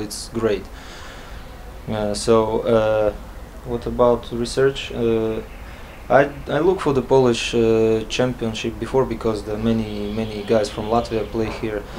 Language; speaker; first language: English; non-native, learner; Latvian